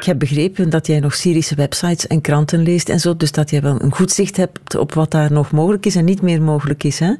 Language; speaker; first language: Dutch; native; Dutch